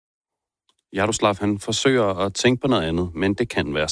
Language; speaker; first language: Danish; native; Danish